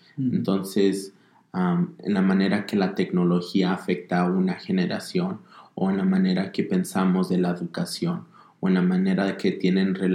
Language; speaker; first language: Spanish; early bilingual, heritage; Spanish